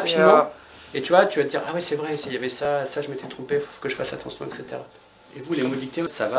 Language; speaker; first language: French; native; French